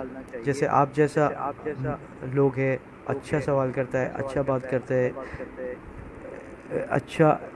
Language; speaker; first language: Hindi; non-native, fluent; Bangla